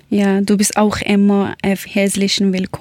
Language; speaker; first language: German; non-native, learner; Persian